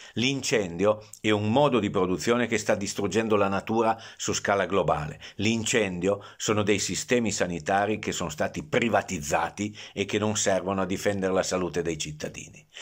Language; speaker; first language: Italian; native; Italian